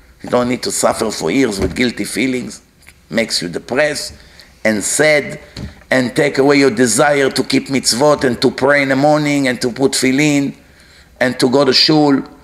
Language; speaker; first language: English; non-native, fluent; Hebrew